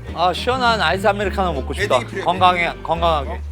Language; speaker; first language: Korean; native; Korean